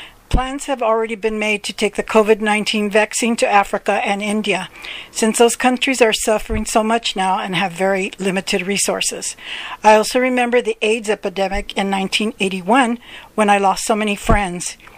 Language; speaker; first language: English; early bilingual, other home language; Spanish